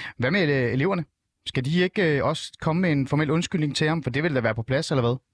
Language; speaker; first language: Danish; early bilingual, other home language; Persian